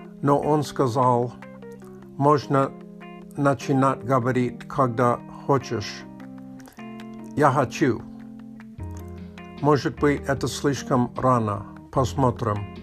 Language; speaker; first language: Russian; non-native, learner; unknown